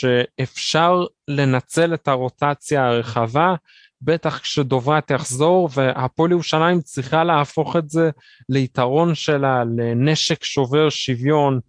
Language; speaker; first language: Hebrew; native; Hebrew